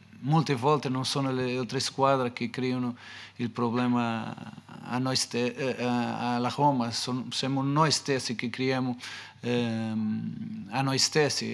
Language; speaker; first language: Italian; non-native, fluent; Portuguese